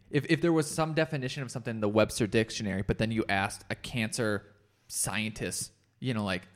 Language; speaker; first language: English; native; English